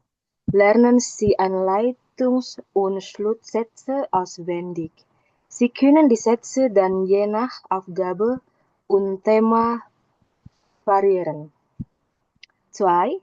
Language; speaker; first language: German; non-native, learner; Indonesian